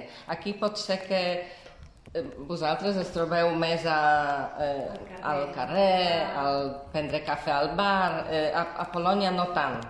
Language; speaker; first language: Catalan; non-native, fluent; Polish